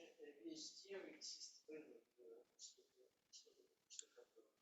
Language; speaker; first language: Russian; native; Russian